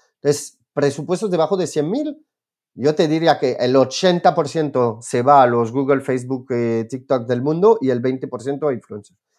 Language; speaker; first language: Spanish; non-native, fluent; French